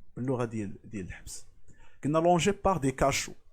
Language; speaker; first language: French; non-native, local second language; Arabic